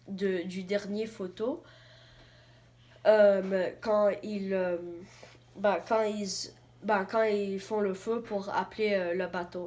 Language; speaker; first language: French; non-native, learner; English